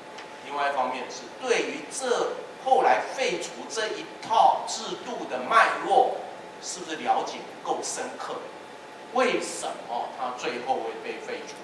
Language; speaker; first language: Chinese; native; Chinese